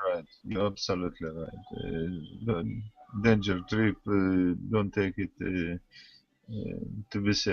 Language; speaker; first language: English; non-native, learner; Russian